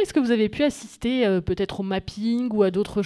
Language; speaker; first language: French; native; French